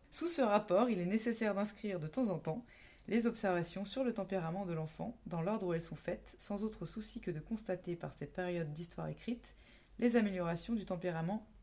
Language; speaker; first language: French; native; French